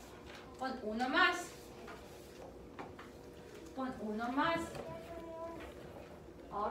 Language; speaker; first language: Spanish; early bilingual, heritage; Spanish